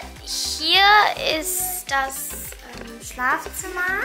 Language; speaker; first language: German; early bilingual, other home language; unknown